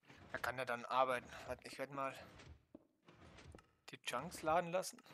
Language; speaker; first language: German; native; German